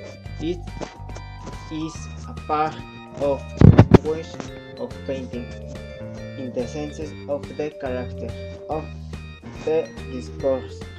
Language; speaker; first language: English; non-native, learner; Spanish